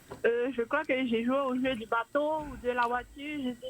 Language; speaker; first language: French; non-native, local second language; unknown